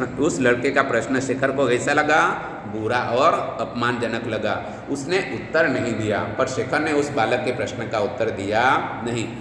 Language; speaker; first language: Hindi; non-native, local second language; Gujarati